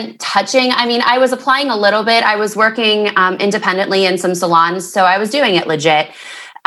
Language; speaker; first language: English; native; English